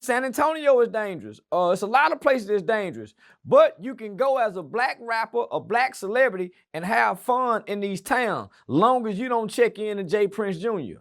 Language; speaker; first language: English; native; English